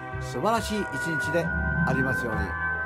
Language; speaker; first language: Japanese; native; Japanese